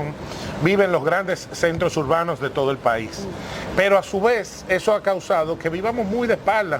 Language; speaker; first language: Spanish; native; Spanish